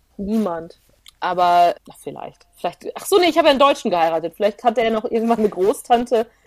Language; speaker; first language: German; early bilingual, other home language; Plautdietsch